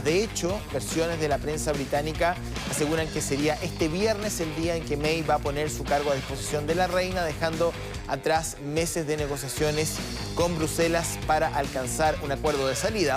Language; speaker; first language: Spanish; native; Spanish